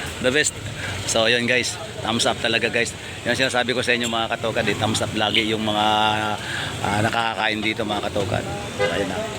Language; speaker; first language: Filipino; native; Filipino